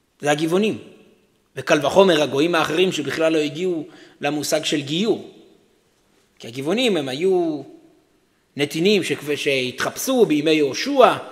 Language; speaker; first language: Hebrew; native; Hebrew